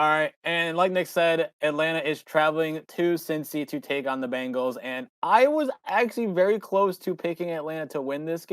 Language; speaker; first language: English; native; English